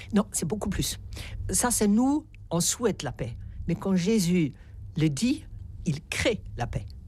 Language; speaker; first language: French; native; French